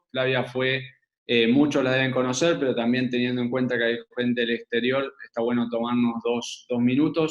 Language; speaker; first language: Spanish; native; Spanish